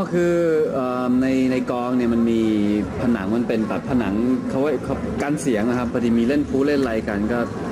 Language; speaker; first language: Thai; early bilingual, heritage; Thai